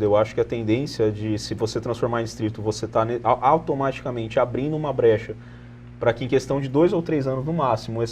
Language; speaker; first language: Portuguese; native; Portuguese